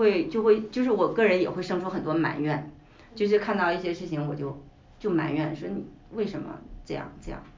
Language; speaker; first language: Chinese; native; Chinese